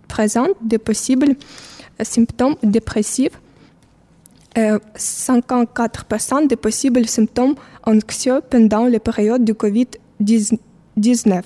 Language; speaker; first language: French; non-native, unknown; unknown